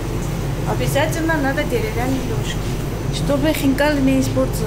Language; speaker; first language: Russian; non-native, fluent; Georgian